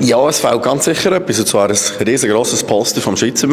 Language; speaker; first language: German; native; German